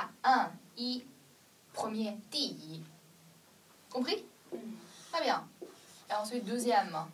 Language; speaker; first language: French; non-native, fluent; Chinese